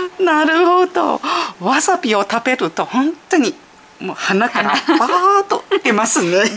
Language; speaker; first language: Japanese; native; Japanese